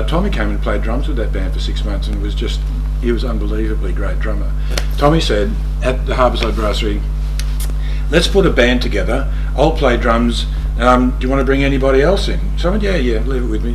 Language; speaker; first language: English; native; English